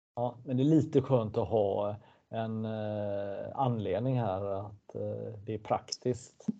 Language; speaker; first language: Swedish; native; Swedish